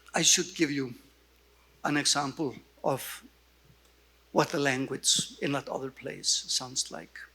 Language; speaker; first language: English; non-native, fluent; Icelandic